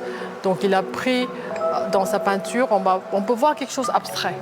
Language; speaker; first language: French; non-native, fluent; Chinese